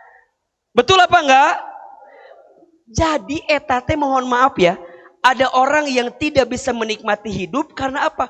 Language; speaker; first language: Indonesian; non-native, local second language; Sundanese